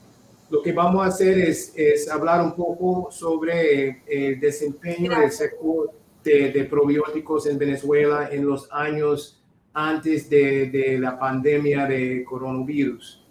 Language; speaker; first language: Spanish; non-native, fluent; English